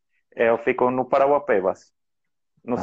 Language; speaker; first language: Portuguese; non-native, fluent; Spanish